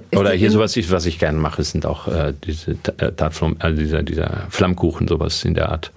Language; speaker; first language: German; native; German